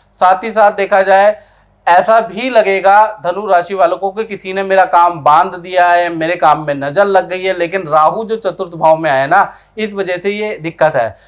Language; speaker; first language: Hindi; native; Hindi